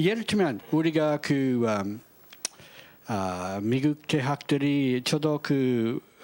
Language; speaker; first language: Korean; non-native, fluent; English